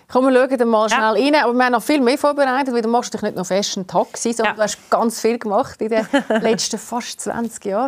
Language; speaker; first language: German; native; German